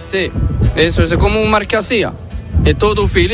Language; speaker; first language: Spanish; non-native, learner; Arabic